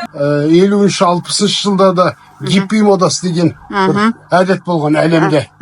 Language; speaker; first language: Kazakh; early bilingual, heritage; Kazakh